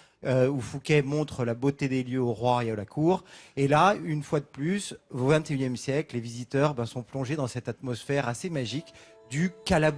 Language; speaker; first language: French; native; French